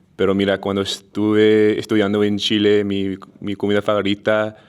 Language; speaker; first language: Spanish; non-native, fluent; English